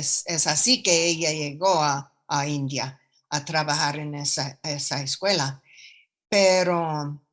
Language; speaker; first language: Spanish; non-native, fluent; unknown